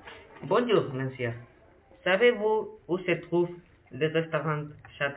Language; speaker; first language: French; non-native, learner; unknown